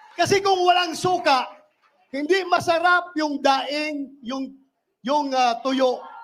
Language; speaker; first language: Filipino; non-native, local second language; Cebuano